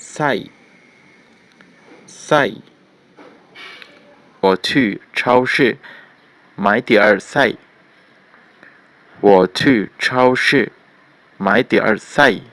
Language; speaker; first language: Chinese; non-native, fluent; Bangla